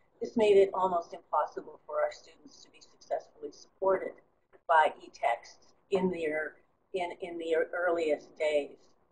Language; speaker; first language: English; native; English